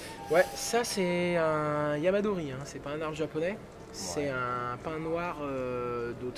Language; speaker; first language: French; native; French